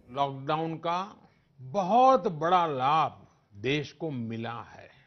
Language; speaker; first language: Hindi; non-native, local second language; Gujarati